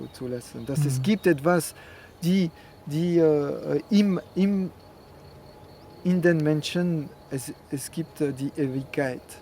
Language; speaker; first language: German; non-native, fluent; French